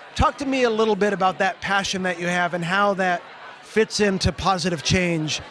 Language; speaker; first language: English; early bilingual, other home language; Portuguese